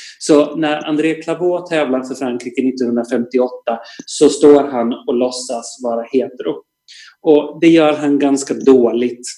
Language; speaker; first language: Swedish; native; Swedish